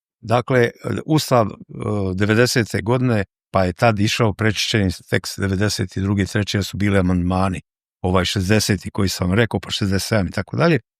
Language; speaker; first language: Croatian; native; Croatian